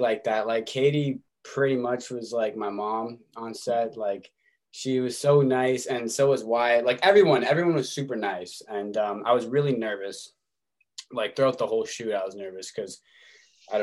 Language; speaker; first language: English; native; English